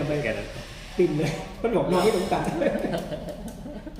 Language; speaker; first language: Thai; native; Thai